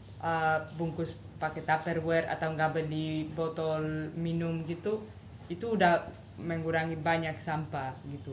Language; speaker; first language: Indonesian; non-native, fluent; Spanish